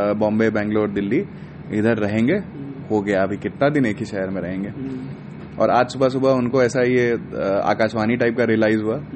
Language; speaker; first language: Hindi; native; Hindi